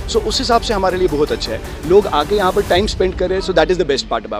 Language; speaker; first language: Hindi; non-native, local second language; Kashmiri